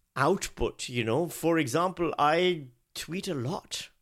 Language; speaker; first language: English; non-native, local second language; Urdu